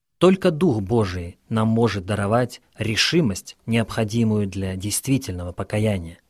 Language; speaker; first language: Russian; non-native, local second language; Ukrainian